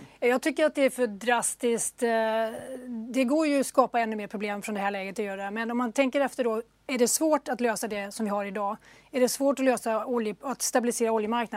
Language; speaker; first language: Swedish; native; Swedish